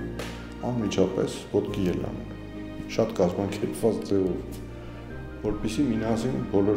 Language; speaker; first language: Armenian; native; Armenian